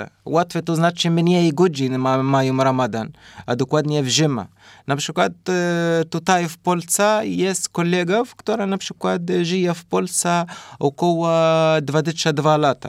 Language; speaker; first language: Polish; non-native, learner; Arabic